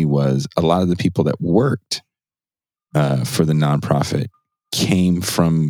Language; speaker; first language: English; native; English